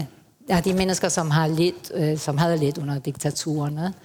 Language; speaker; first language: Danish; early bilingual, heritage; Spanish